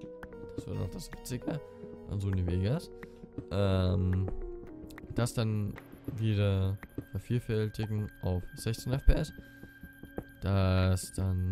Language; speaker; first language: German; native; German